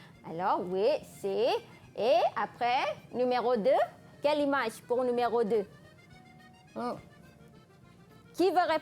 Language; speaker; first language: French; non-native, fluent; Malay